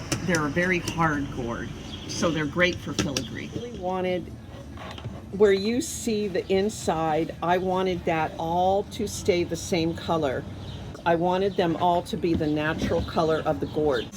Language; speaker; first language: English; native; English